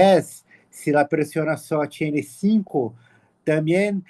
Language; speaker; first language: Spanish; non-native, learner; Portuguese